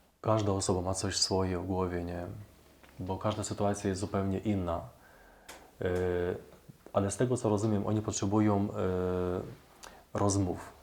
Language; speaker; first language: Polish; non-native, fluent; Ukrainian